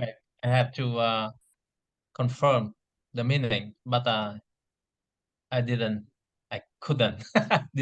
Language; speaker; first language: English; non-native, learner; Vietnamese